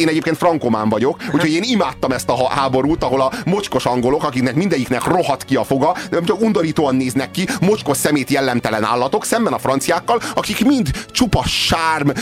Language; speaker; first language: Hungarian; native; Hungarian